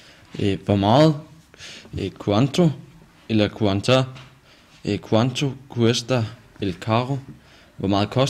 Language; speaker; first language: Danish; native; Danish